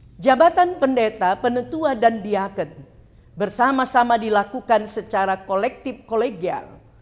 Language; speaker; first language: Indonesian; non-native, local second language; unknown